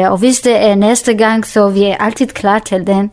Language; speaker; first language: Danish; non-native, learner; Kurdish